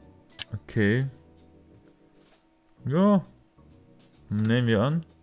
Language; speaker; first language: German; non-native, learner; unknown